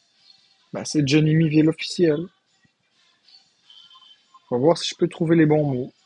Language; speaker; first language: French; native; French